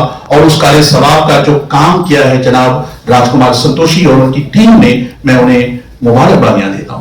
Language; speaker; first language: Hindi; native; Hindi